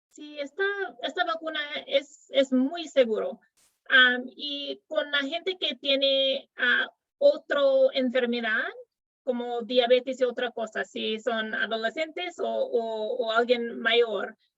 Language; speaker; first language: Spanish; non-native, fluent; English